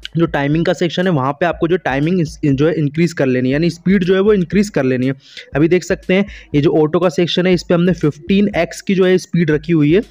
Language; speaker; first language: Hindi; native; Hindi